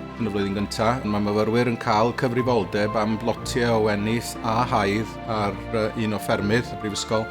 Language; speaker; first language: Welsh; native; Welsh